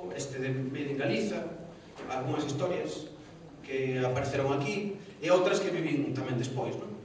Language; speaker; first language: Galician; non-native, local second language; Spanish